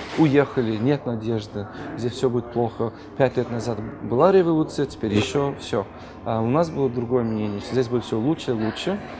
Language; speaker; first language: Russian; non-native, fluent; English